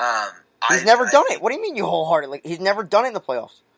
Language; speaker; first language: English; native; English